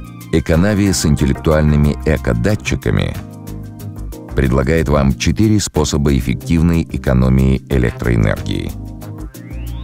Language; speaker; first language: Russian; native; Russian